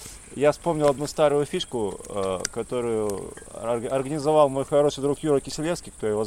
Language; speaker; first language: Russian; native; Russian